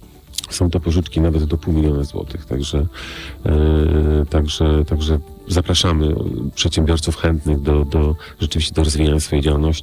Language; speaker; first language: Polish; native; Polish